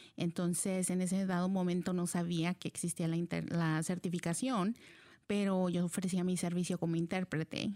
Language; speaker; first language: Spanish; early bilingual, heritage; Spanish